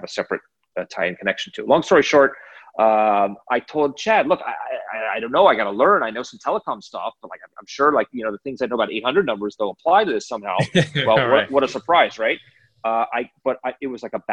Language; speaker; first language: English; native; English